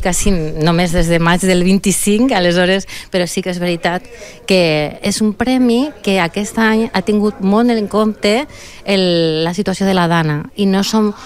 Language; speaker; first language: Catalan; non-native, local second language; Spanish